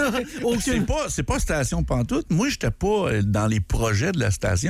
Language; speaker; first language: French; native; French